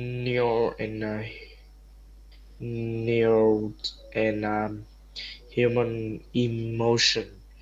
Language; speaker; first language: English; non-native, learner; Vietnamese